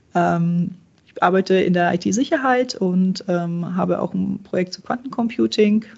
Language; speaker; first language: German; early bilingual, other home language; Czech